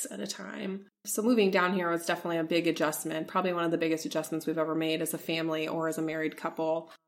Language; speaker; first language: English; native; English